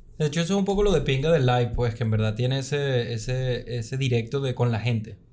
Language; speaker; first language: Spanish; native; Spanish